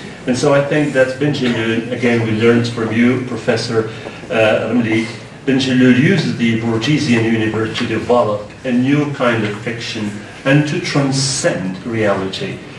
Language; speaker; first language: English; non-native, fluent; Arabic